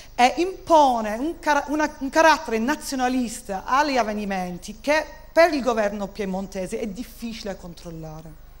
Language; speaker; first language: Italian; non-native, fluent; English